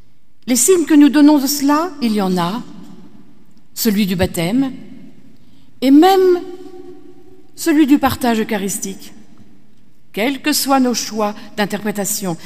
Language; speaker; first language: French; native; French